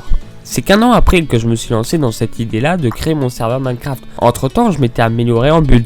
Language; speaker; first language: French; native; French